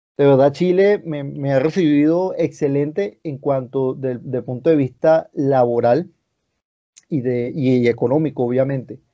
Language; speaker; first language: Spanish; native; Spanish